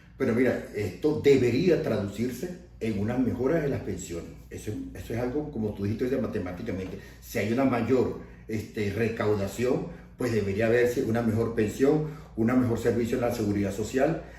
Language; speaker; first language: Spanish; native; Spanish